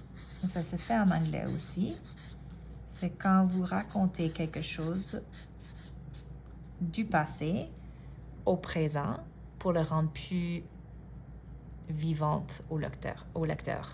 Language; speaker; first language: French; non-native, fluent; English